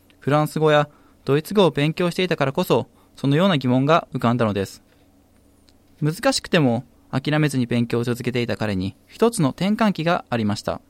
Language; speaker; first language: Japanese; native; Japanese